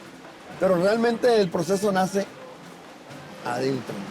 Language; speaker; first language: Spanish; native; Spanish